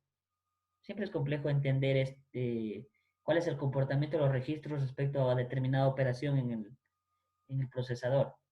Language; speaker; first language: Spanish; native; Spanish